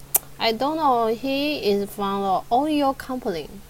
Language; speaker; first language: English; non-native, learner; Chinese